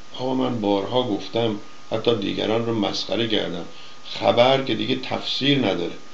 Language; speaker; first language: Persian; native; Persian